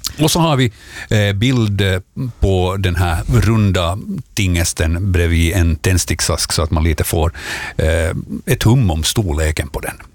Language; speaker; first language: Swedish; native; Swedish